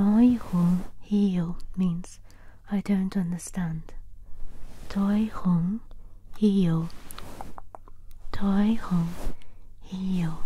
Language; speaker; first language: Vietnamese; non-native, learner; English